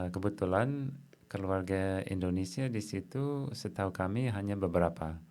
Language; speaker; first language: Indonesian; non-native, fluent; English